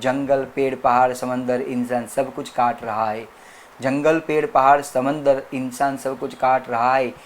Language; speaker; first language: Hindi; non-native, local second language; Gujarati